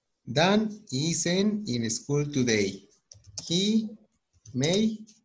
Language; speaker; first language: English; non-native, fluent; Spanish